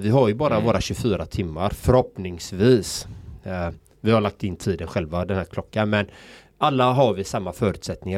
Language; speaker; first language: Swedish; native; Swedish